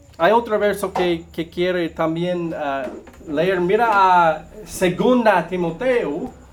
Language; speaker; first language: Spanish; non-native, learner; English